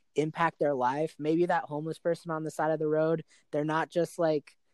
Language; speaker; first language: English; native; English